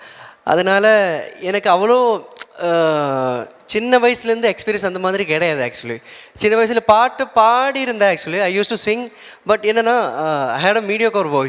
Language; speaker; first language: Tamil; non-native, learner; Malayalam